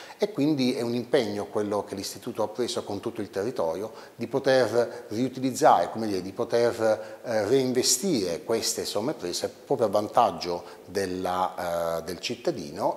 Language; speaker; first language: Italian; native; Italian